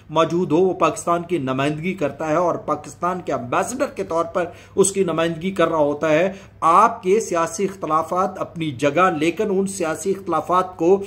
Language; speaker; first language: Urdu; native; Urdu